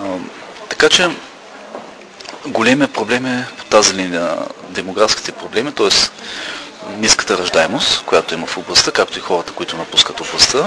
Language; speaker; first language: Bulgarian; native; Bulgarian